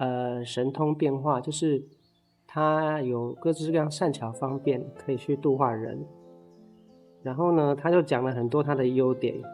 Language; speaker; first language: Chinese; native; Chinese